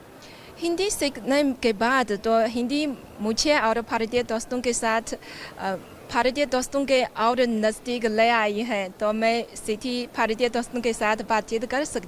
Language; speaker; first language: Hindi; non-native, fluent; Chinese